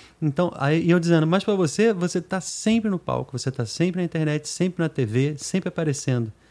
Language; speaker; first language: Portuguese; native; Portuguese